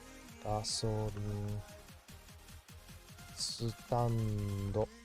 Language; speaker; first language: Japanese; non-native, learner; English